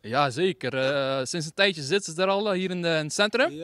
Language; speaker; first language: Dutch; early bilingual, other home language; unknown